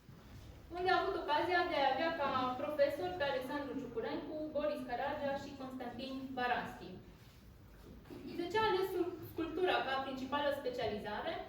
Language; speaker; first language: Romanian; native; Romanian